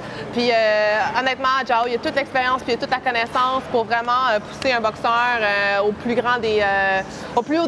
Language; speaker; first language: French; native; French